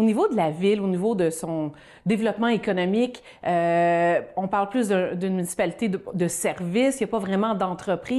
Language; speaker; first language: French; native; French